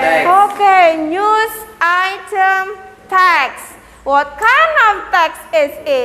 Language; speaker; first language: English; non-native, learner; Indonesian